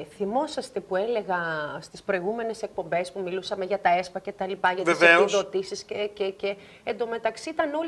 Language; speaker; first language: Greek; non-native, fluent; German